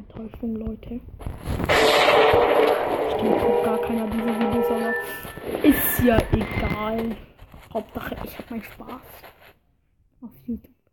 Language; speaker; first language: German; early bilingual, other home language; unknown